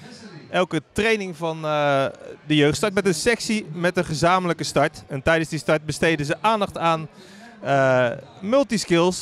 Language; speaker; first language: Dutch; native; Dutch